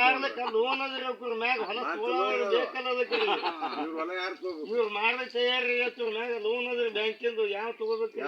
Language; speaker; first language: Kannada; native; Kannada